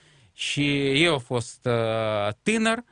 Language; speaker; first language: Romanian; non-native, local second language; Russian